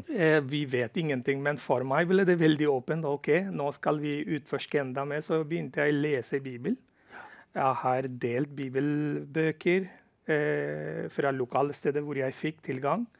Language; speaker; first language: Norwegian; non-native, fluent; Rohingya